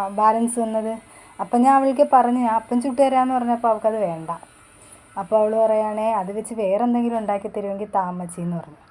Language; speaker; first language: Malayalam; native; Malayalam